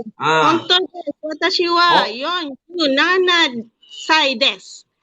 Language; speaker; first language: Japanese; non-native, learner; Malay